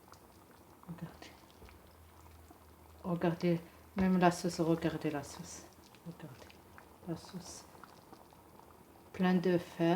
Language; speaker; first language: French; non-native, local second language; Arabic